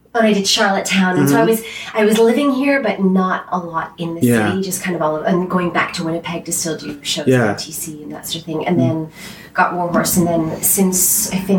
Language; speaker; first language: English; native; English